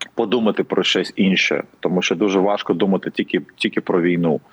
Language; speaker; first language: Ukrainian; non-native, fluent; Russian